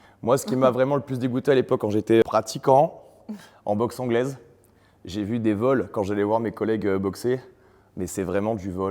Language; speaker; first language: French; native; French